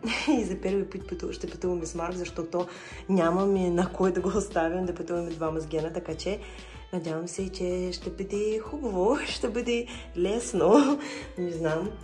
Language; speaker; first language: Bulgarian; non-native, fluent; Russian